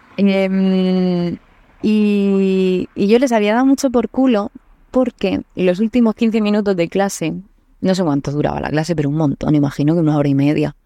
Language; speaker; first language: Spanish; native; Spanish